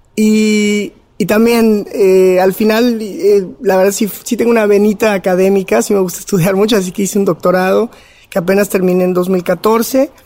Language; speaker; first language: Spanish; native; Spanish